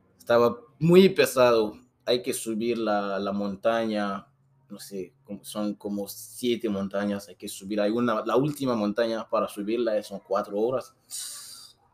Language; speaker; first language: Spanish; non-native, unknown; Susu